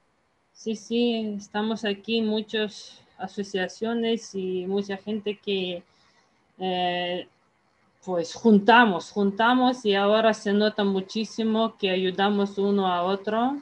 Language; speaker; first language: Spanish; non-native, fluent; Ukrainian